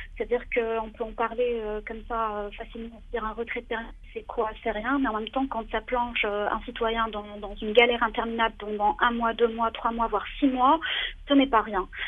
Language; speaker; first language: French; non-native, local second language; Arabic